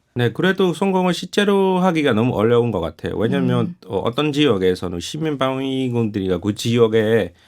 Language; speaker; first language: Korean; non-native, fluent; Burmese